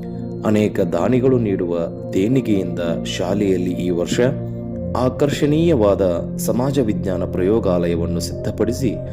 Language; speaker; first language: Kannada; native; Kannada